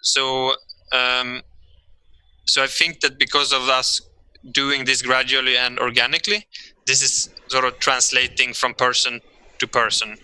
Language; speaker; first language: English; non-native, fluent; Swedish